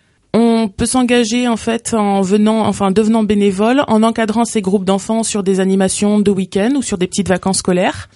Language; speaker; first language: French; native; French